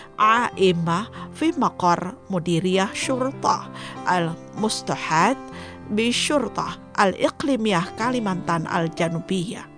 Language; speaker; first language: Arabic; non-native, fluent; Indonesian